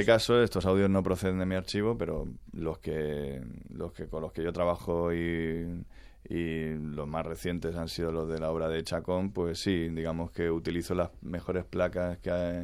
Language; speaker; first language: Spanish; native; Spanish